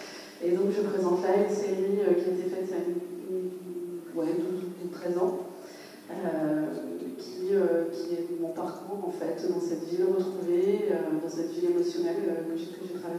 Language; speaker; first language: French; native; French